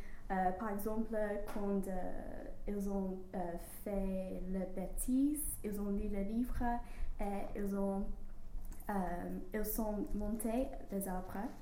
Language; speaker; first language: French; non-native, learner; English